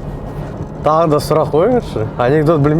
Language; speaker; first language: Kazakh; non-native, local second language; Russian